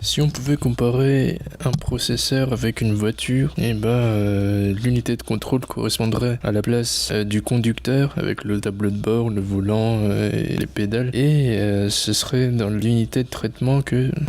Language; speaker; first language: French; native; French